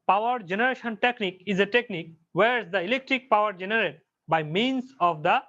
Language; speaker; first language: English; non-native, local second language; Bangla